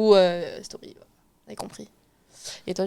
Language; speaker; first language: French; native; French